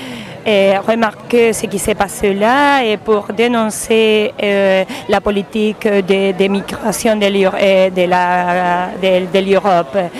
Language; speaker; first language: French; non-native, learner; Spanish